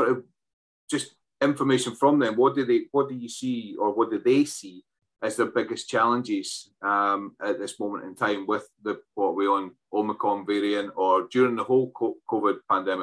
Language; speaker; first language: English; native; English